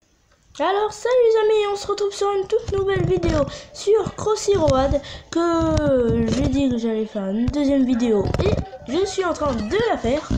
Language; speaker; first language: French; native; French